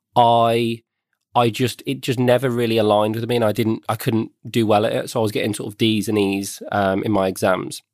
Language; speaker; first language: English; native; English